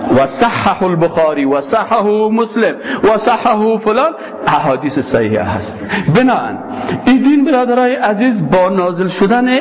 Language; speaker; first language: Persian; native; Persian